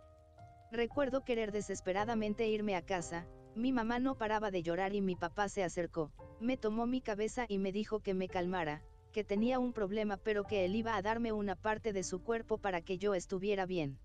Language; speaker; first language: Spanish; native; Spanish